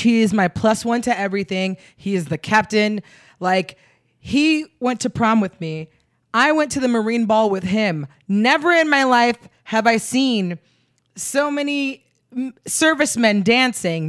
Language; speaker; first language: English; early bilingual, other home language; Spanish